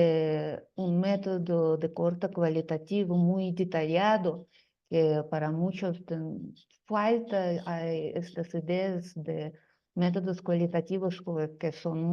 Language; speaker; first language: Spanish; non-native, fluent; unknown